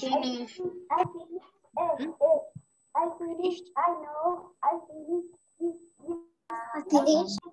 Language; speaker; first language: English; non-native, learner; Spanish